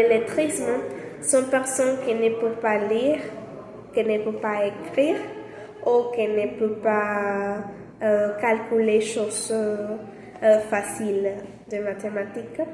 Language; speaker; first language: French; non-native, learner; Spanish